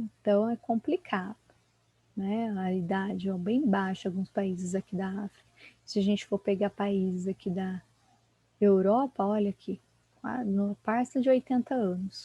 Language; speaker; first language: Portuguese; native; Portuguese